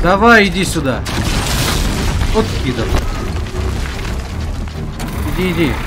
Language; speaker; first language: Russian; native; Russian